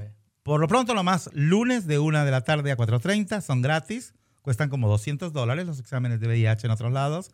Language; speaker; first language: Spanish; native; Spanish